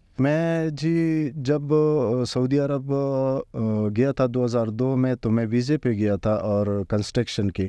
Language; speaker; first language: Urdu; non-native, local second language; Pashto